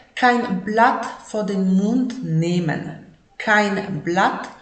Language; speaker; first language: German; non-native, fluent; Polish